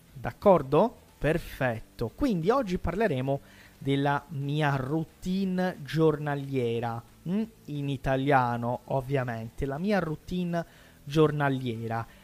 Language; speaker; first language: Italian; non-native, fluent; Portuguese